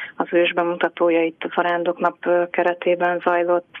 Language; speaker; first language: Hungarian; native; Hungarian